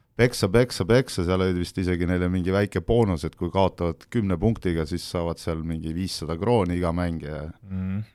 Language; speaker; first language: Estonian; non-native, fluent; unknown